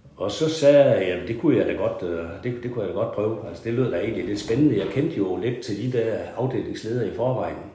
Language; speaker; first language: Danish; native; Danish